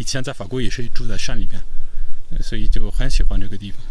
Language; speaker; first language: Chinese; non-native, fluent; French